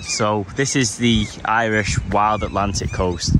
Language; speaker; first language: English; native; English